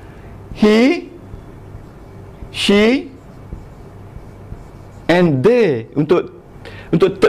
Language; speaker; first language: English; non-native, local second language; Malay